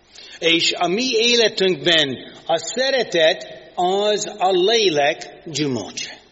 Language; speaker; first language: Hungarian; non-native, fluent; English